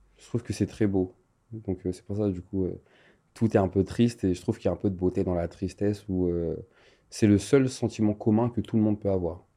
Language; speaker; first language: French; non-native, local second language; Malagasy